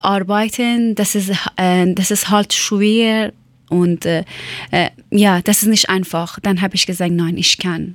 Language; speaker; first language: German; non-native, learner; Persian